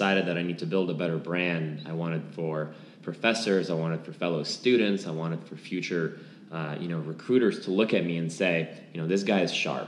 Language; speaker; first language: English; non-native, fluent; Lithuanian